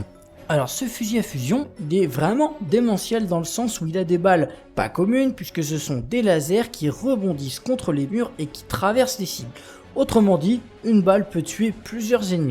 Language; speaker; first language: French; native; French